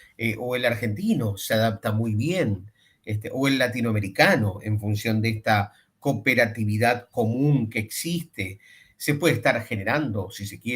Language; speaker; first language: Spanish; native; Spanish